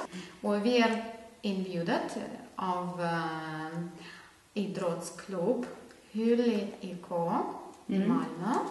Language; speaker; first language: Swedish; non-native, fluent; Ukrainian